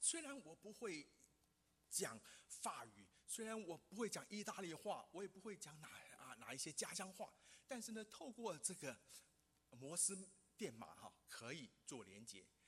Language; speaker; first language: Chinese; non-native, local second language; Hakka Chinese